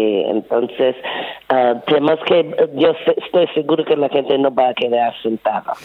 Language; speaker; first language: Spanish; non-native, fluent; English